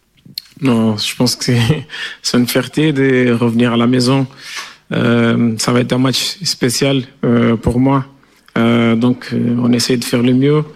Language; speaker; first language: French; non-native, fluent; Portuguese